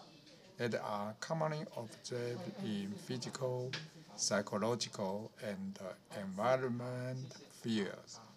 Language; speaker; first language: English; non-native, learner; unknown